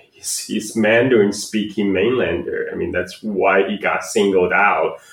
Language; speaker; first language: English; non-native, fluent; Chinese